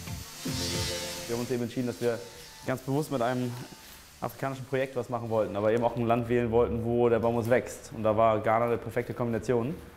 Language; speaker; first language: German; native; German